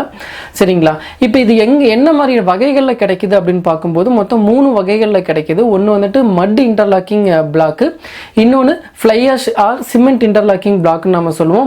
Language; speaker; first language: Tamil; native; Tamil